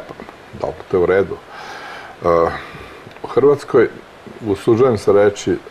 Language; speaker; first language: Croatian; native; Croatian